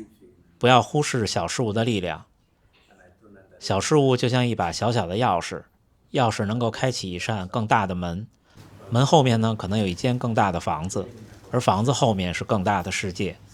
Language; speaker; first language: Chinese; native; Chinese